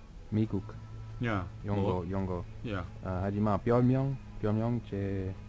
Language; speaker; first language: Korean; non-native, learner; English